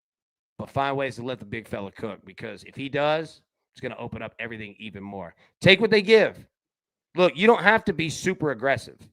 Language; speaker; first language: English; native; English